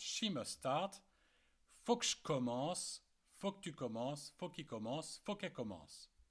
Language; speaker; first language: French; native; French